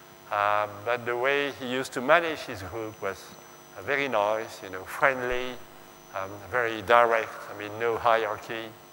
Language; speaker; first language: English; non-native, fluent; French